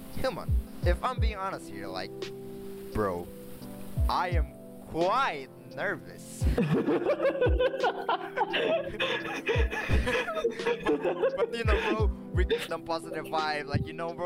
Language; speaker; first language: English; non-native, learner; Indonesian